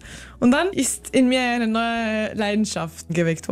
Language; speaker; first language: German; non-native, fluent; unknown